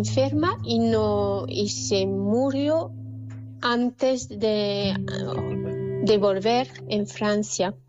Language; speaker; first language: Spanish; non-native, learner; French